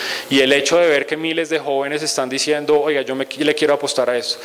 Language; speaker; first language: Spanish; native; Spanish